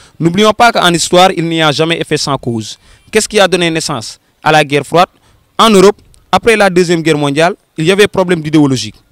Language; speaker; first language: French; non-native, local second language; Wolof